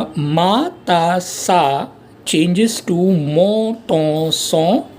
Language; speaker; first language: French; non-native, learner; Hindi